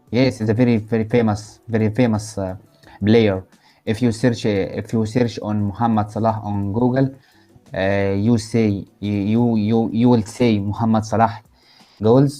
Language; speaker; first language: English; non-native, learner; Arabic